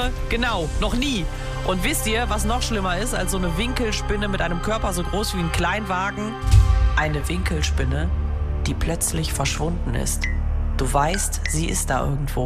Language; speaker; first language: German; native; German